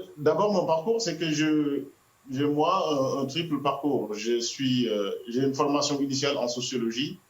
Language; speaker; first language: French; non-native, local second language; Wolof